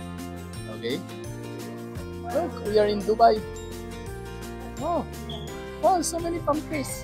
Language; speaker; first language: English; non-native, learner; Bangla